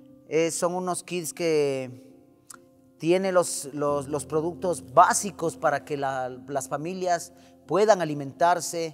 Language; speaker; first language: Spanish; native; Spanish